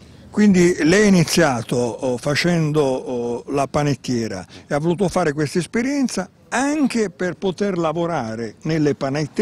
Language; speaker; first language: Italian; native; Italian